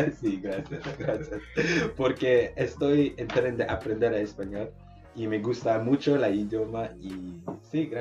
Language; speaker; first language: Spanish; non-native, learner; English